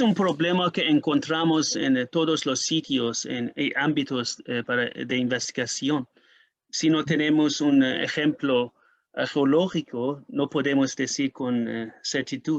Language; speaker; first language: Spanish; non-native, fluent; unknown